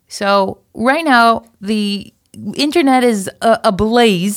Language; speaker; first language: English; native; English